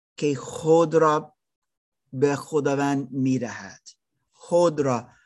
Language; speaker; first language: Persian; non-native, learner; German